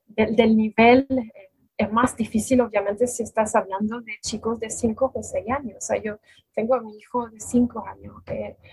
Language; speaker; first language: Spanish; non-native, fluent; French